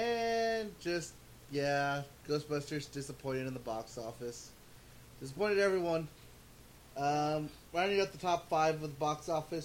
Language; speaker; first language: English; native; English